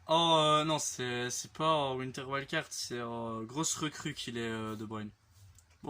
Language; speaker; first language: French; native; French